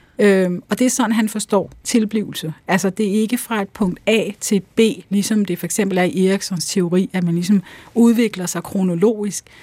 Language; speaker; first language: Danish; early bilingual, other home language; Urdu